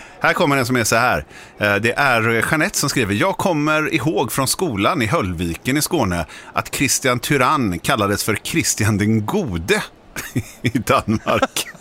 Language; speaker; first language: Swedish; native; Swedish